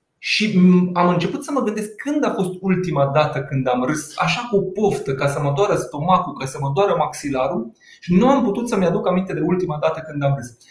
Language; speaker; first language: Romanian; non-native, local second language; Hungarian